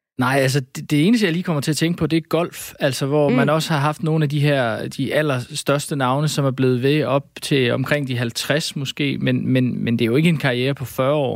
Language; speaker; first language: Danish; native; Danish